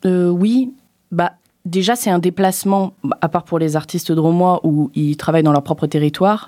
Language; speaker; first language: French; native; French